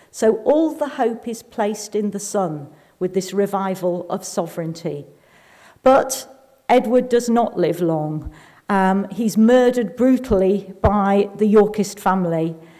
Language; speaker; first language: English; native; English